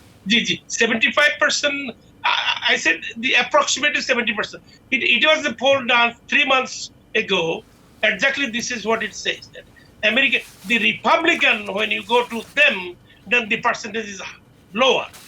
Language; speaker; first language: English; non-native, local second language; Bangla